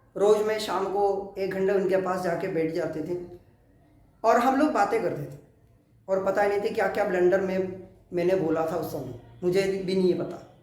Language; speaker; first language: Hindi; non-native, local second language; Malayalam